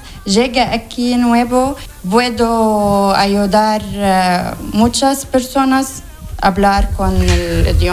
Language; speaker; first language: Spanish; non-native, learner; Arabic